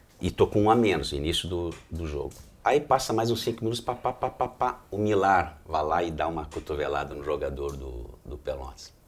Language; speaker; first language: Portuguese; native; Portuguese